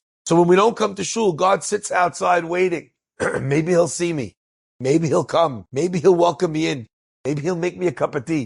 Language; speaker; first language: English; native; English